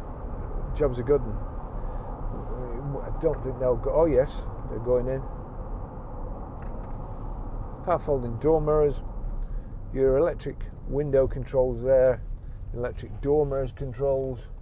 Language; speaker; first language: English; native; English